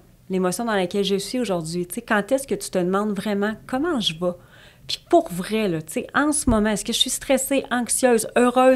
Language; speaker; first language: French; native; French